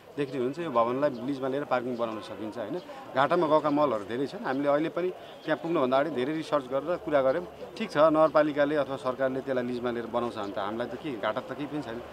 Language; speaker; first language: Nepali; native; Nepali